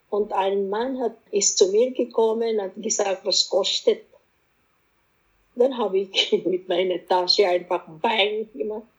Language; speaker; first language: German; non-native, fluent; Filipino